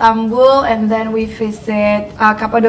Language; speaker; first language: English; non-native, fluent; Indonesian